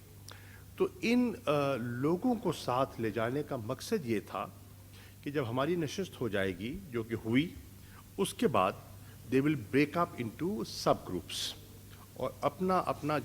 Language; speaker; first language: Urdu; native; Urdu